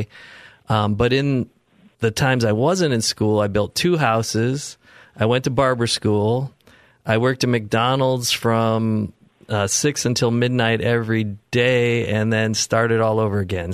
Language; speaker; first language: English; native; English